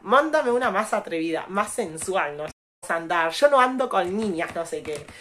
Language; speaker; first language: Spanish; native; Spanish